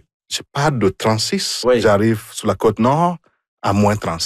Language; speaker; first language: French; non-native, fluent; Igbo